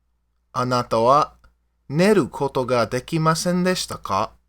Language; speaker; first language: Japanese; non-native, learner; English